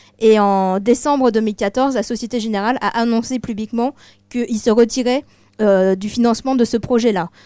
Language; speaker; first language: French; native; French